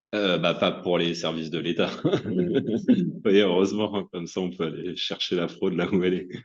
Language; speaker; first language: French; native; French